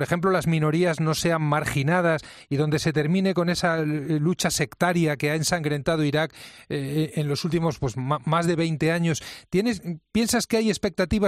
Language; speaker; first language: Spanish; native; Spanish